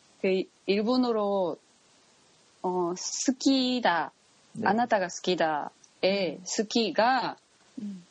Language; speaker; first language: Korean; non-native, learner; Japanese